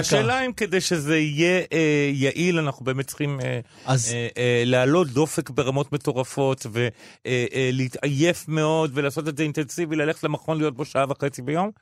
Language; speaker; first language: Hebrew; native; Hebrew